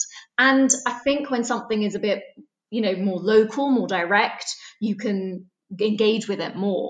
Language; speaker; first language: English; native; English